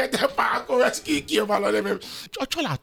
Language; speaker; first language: Hungarian; non-native, fluent; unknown